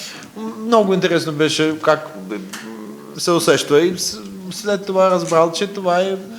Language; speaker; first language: Bulgarian; non-native, fluent; Russian